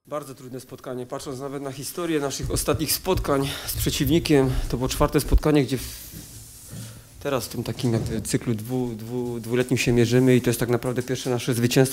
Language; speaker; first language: Polish; native; Polish